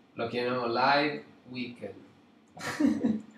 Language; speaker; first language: English; non-native, fluent; Italian